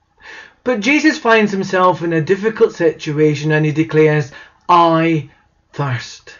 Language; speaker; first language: English; native; English